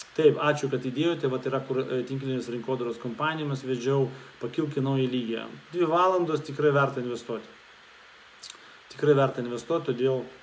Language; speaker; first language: Lithuanian; non-native, local second language; Russian